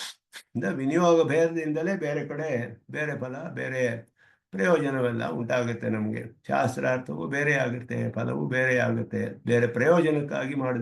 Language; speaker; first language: Kannada; native; Kannada